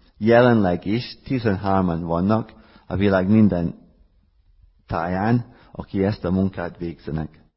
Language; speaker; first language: Hungarian; non-native, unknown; English